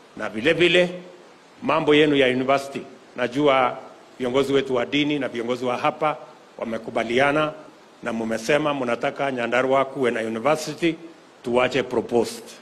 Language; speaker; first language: Swahili; non-native, local second language; Kalenjin